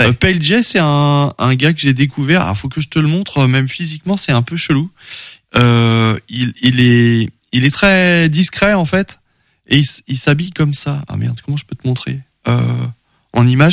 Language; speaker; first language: French; native; French